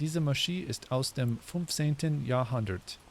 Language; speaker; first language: German; non-native, learner; English